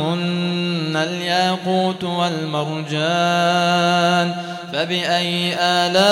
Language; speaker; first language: Arabic; native; Arabic